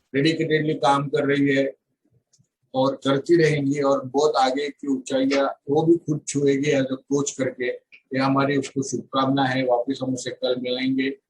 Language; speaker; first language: Hindi; non-native, local second language; Marathi